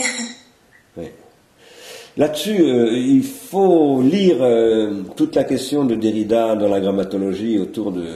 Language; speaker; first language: French; native; French